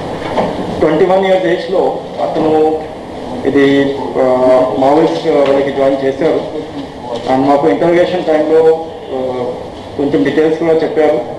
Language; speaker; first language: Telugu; non-native, learner; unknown